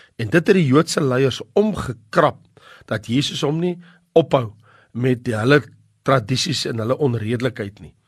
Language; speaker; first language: Afrikaans; native; Afrikaans